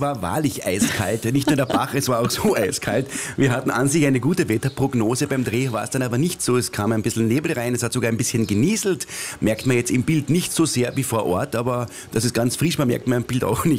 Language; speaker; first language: German; native; German